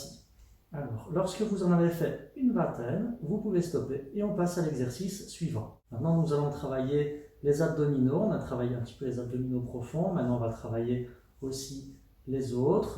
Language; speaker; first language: French; native; French